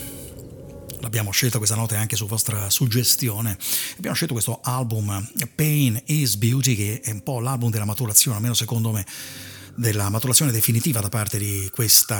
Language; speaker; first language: Italian; native; Italian